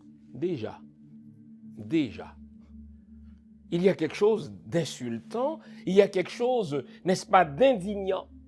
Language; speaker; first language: French; non-native, local second language; Haitian Creole